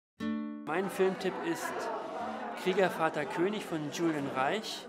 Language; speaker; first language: German; native; German